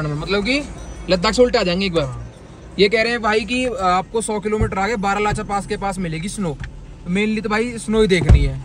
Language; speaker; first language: Hindi; native; Hindi